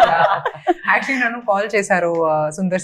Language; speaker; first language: Telugu; non-native, fluent; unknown